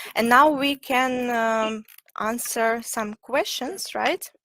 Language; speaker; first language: English; non-native, fluent; Russian